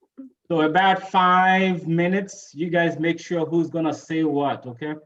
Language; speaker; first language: English; native; English